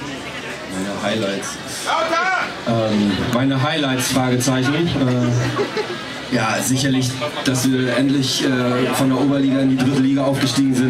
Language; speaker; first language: German; native; German